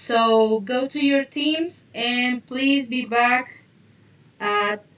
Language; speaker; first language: English; non-native, fluent; Spanish